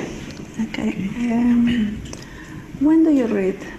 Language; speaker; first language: English; non-native, learner; Spanish